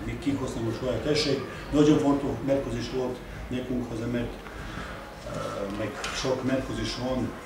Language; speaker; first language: Hungarian; non-native, learner; Serbian